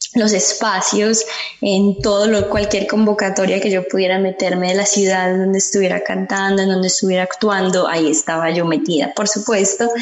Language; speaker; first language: Spanish; early bilingual, heritage; Spanish